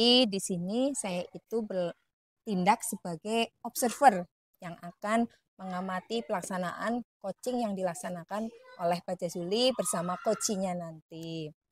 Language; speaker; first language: Indonesian; native; Indonesian